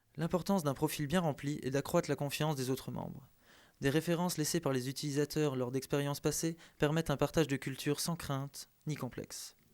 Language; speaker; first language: French; native; French